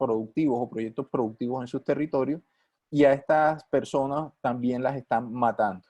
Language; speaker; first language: Spanish; native; Spanish